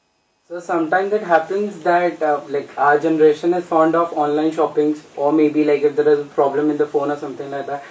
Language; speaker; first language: English; non-native, local second language; Hindi